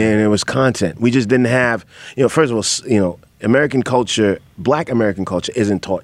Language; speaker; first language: English; non-native, local second language; Akan